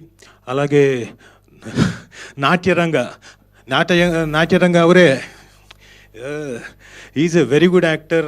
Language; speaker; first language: Telugu; native; Telugu